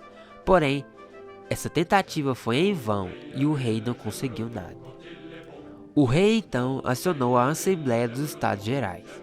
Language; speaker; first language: Portuguese; native; Portuguese